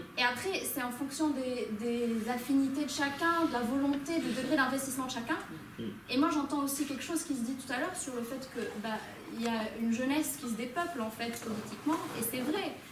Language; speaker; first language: French; non-native, local second language; Arabic